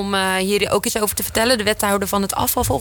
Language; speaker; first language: Dutch; native; Dutch